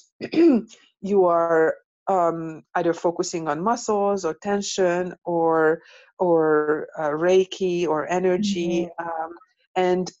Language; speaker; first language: English; non-native, fluent; Hungarian